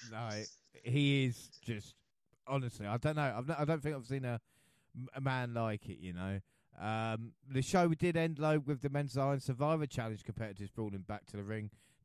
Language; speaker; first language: English; native; English